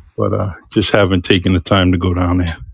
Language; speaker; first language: English; native; English